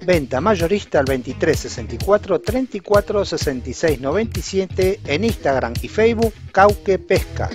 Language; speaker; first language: Spanish; native; Spanish